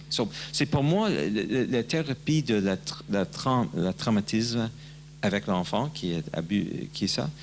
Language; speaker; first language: French; non-native, learner; English